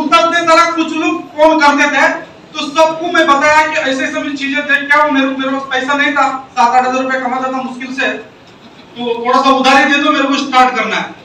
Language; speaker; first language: Hindi; non-native, local second language; Kannada